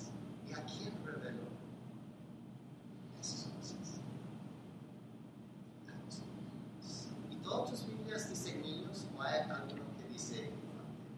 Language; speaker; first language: Spanish; non-native, fluent; English